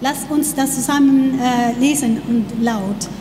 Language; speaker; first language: German; non-native, learner; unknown